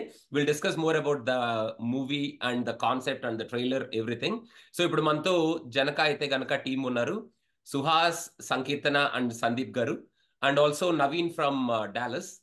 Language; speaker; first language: Telugu; native; Telugu